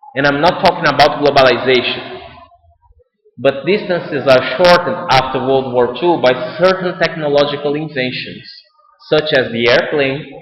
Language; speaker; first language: English; non-native, fluent; Portuguese